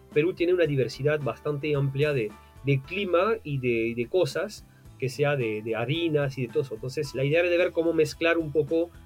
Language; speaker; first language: Spanish; non-native, fluent; French